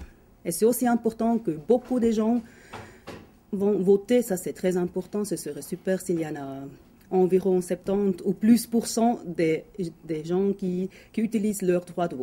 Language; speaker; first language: French; non-native, local second language; German